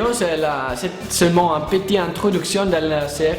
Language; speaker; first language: French; non-native, learner; Italian